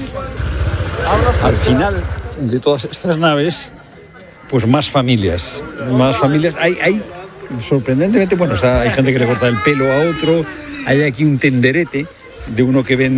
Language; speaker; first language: Spanish; native; Spanish